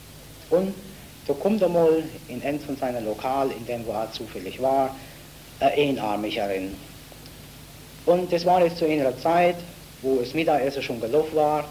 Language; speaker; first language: German; native; German